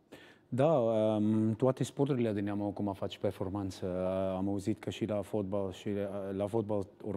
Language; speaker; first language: Romanian; non-native, learner; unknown